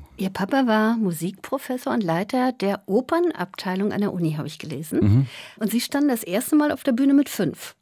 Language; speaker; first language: German; native; German